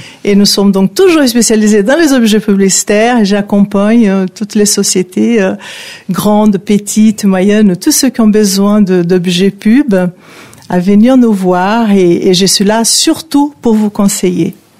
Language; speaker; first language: French; non-native, fluent; Portuguese